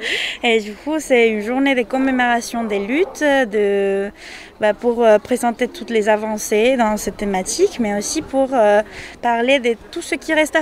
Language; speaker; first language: French; non-native, fluent; Spanish